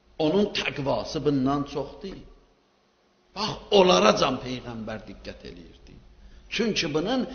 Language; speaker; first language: Azerbaijani; native; Azerbaijani